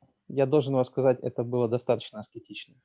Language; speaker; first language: Russian; native; Russian